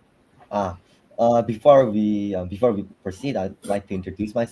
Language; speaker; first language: English; non-native, fluent; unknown